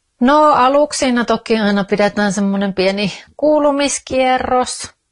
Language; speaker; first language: Finnish; native; Finnish